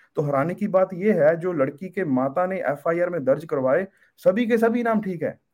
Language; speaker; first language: Hindi; native; Hindi